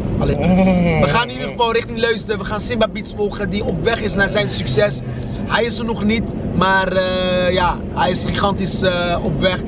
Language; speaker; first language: Dutch; early bilingual, other home language; Arabic